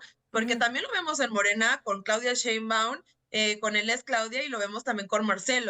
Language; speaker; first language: Spanish; native; Spanish